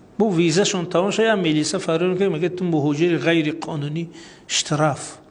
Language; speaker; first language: Persian; native; Persian